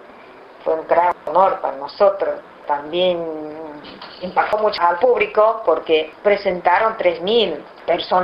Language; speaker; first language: Spanish; non-native, fluent; Chinese